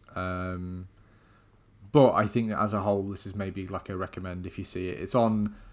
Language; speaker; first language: English; native; English